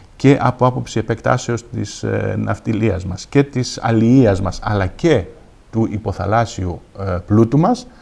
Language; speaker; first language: Greek; native; Greek